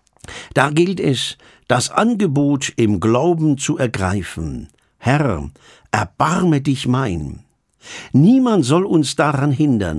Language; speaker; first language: German; native; German